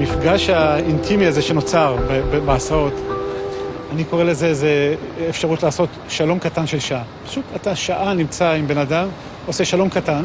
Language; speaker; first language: Hebrew; native; Hebrew